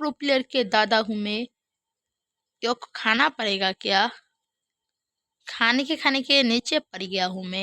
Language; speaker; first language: Hindi; non-native, learner; Bangla